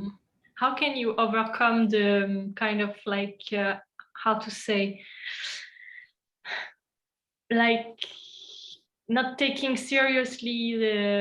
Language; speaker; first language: English; non-native, fluent; French